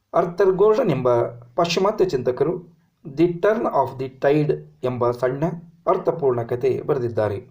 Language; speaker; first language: Kannada; native; Kannada